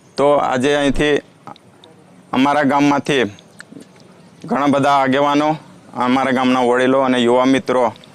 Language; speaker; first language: Gujarati; non-native, local second language; Bhili